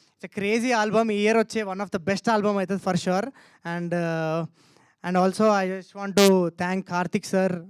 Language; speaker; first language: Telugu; native; Telugu